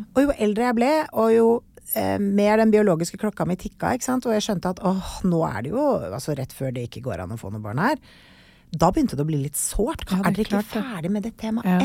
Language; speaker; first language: Norwegian; native; Norwegian